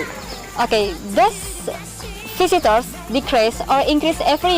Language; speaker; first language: English; non-native, learner; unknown